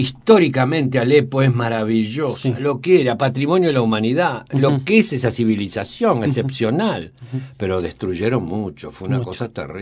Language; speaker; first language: Spanish; native; Spanish